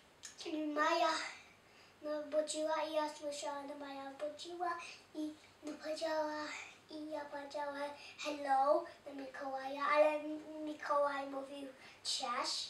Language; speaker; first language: Polish; early bilingual, heritage; Polish